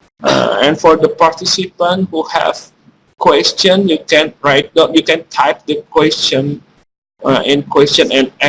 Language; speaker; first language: English; non-native, fluent; Indonesian